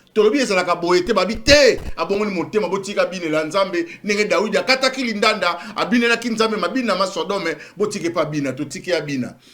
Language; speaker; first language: Lingala; native; Lingala